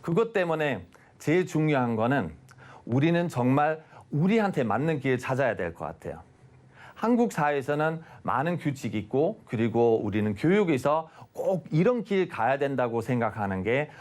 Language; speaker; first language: Korean; non-native, fluent; German